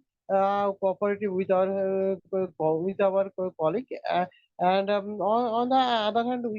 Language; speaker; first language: English; non-native, learner; Bangla